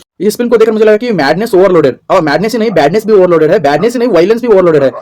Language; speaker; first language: Hindi; non-native, local second language; Kannada